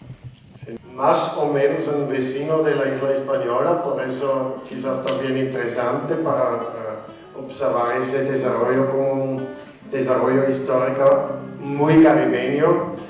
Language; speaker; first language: Spanish; non-native, fluent; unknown